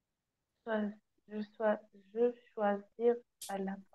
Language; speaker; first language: French; non-native, learner; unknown